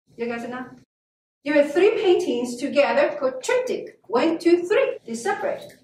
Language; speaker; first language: English; non-native, learner; Chinese